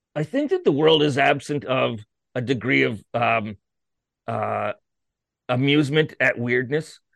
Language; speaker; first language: English; native; English